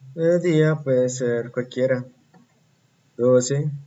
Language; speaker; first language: Spanish; native; Spanish